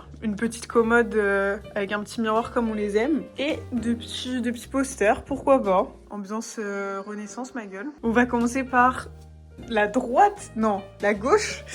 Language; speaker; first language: French; native; French